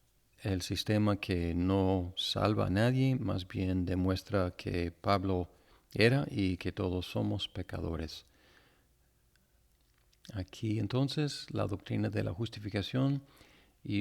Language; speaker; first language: Spanish; non-native, fluent; English